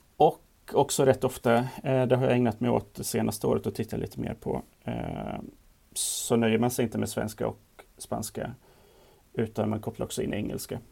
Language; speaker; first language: Swedish; native; Swedish